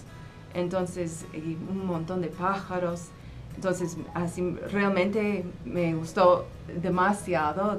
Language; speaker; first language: Spanish; non-native, fluent; English